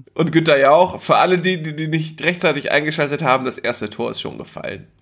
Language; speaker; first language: German; native; German